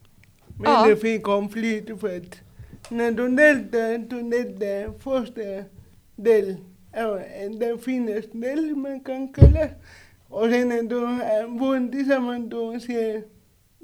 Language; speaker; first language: Swedish; non-native, learner; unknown